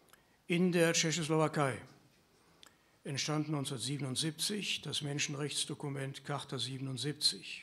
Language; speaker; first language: German; native; German